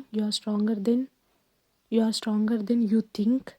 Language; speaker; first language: English; non-native, local second language; Telugu